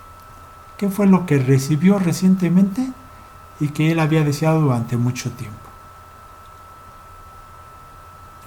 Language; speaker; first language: Spanish; native; Spanish